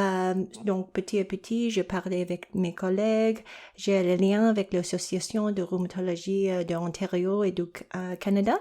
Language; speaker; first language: French; non-native, local second language; English